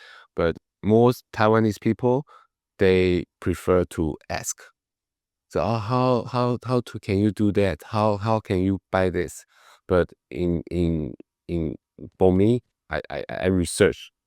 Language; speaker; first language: English; non-native, learner; Chinese